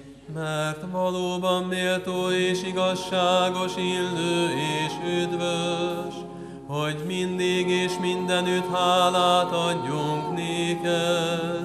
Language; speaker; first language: Hungarian; native; Hungarian